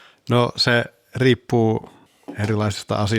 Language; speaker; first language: Finnish; native; Finnish